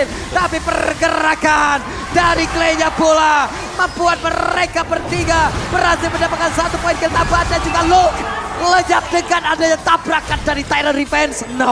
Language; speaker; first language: Indonesian; native; Indonesian